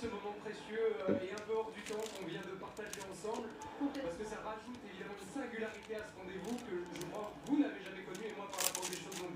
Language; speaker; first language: French; native; French